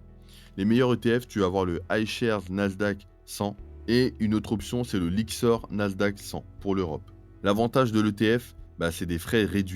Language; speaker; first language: French; native; French